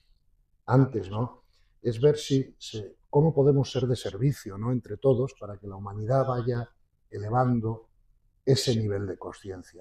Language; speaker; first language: Spanish; native; Spanish